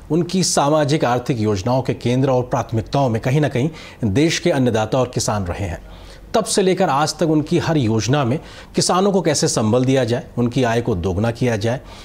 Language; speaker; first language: Hindi; native; Hindi